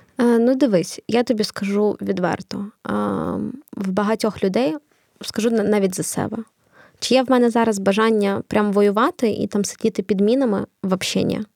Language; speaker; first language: Ukrainian; non-native, local second language; Russian